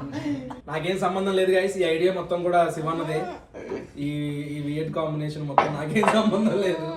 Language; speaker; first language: Telugu; native; Telugu